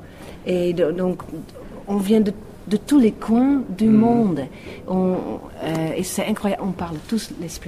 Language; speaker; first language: French; non-native, fluent; Western Frisian